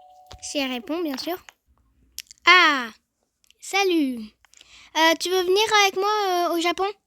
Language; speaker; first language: French; native; French